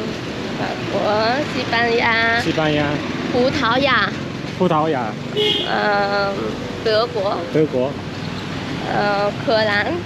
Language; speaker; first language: Chinese; non-native, learner; Vietnamese